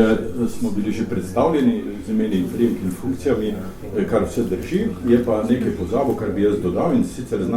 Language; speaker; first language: Slovenian; native; Slovenian